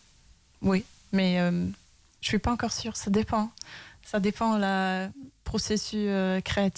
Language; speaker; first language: French; early bilingual, heritage; Danish